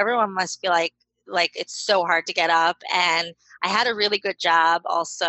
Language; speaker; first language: English; native; English